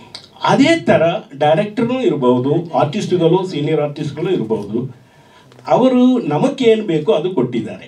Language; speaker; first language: Kannada; non-native, learner; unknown